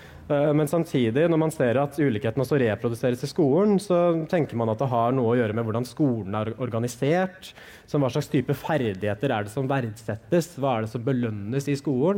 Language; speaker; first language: Norwegian; native; Norwegian